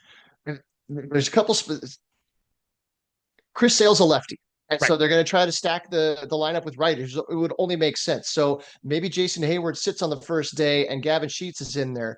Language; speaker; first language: English; native; English